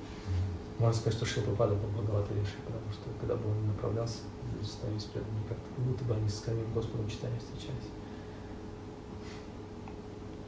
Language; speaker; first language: Russian; native; Russian